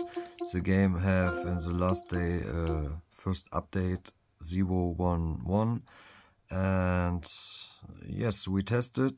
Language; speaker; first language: English; non-native, learner; German